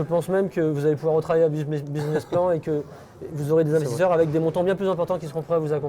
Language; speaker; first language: French; native; French